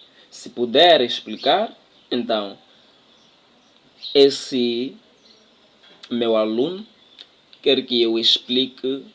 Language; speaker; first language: Portuguese; non-native, local second language; Tsonga